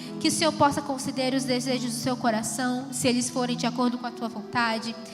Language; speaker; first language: Portuguese; native; Portuguese